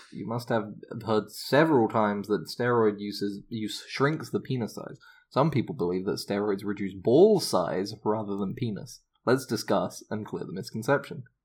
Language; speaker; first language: English; native; English